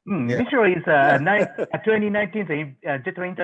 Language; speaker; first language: English; non-native, learner; Japanese